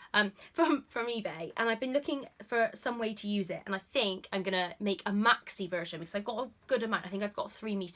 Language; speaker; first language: English; native; English